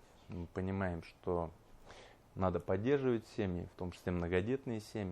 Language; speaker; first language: Russian; native; Russian